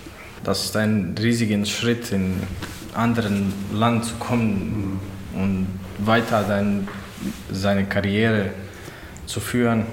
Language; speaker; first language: German; non-native, learner; Bosnian